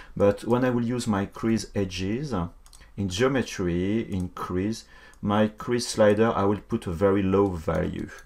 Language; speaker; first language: English; non-native, fluent; French